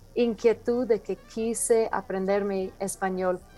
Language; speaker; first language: Spanish; non-native, fluent; English